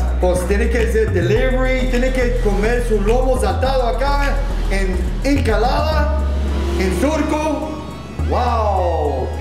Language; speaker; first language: Spanish; non-native, learner; English